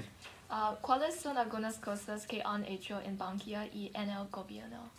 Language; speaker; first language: Spanish; non-native, learner; English